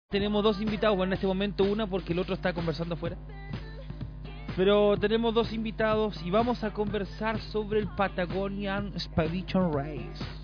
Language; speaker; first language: Spanish; native; Spanish